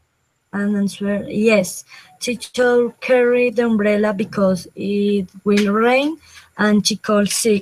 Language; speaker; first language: English; non-native, learner; Spanish